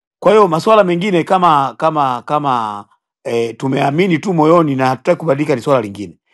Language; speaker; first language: Swahili; native; Swahili